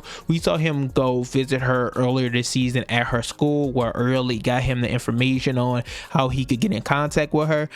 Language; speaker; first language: English; native; English